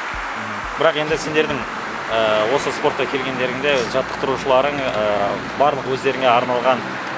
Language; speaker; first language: Kazakh; native; Kazakh